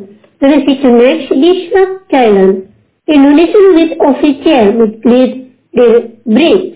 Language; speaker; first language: German; non-native, fluent; Indonesian